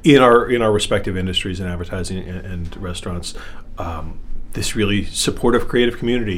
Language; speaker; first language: English; native; English